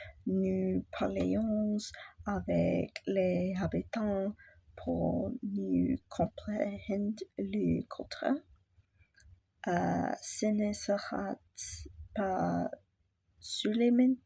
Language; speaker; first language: French; non-native, learner; English